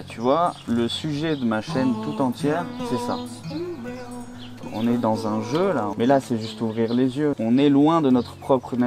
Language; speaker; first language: French; native; French